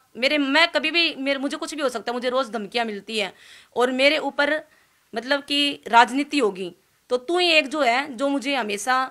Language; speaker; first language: Hindi; native; Hindi